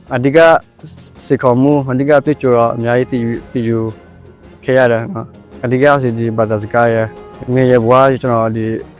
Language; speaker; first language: Burmese; non-native, local second language; S'gaw Karen